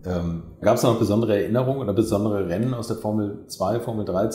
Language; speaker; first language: German; native; German